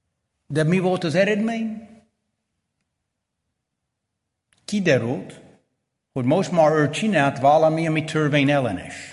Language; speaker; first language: Hungarian; early bilingual, heritage; Hungarian